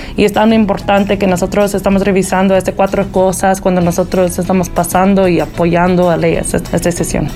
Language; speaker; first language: Spanish; early bilingual, heritage; Spanish